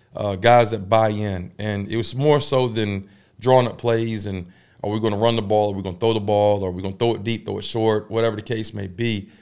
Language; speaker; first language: English; native; English